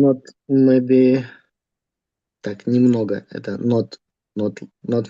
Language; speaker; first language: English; non-native, learner; Russian